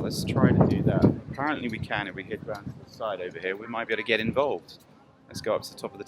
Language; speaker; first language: English; native; English